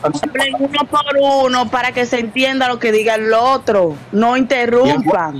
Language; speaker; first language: Spanish; native; Spanish